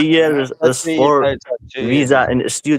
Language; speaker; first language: English; non-native, learner; Persian